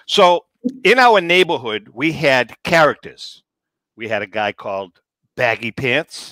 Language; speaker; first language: English; native; English